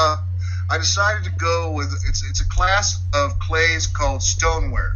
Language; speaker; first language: English; native; English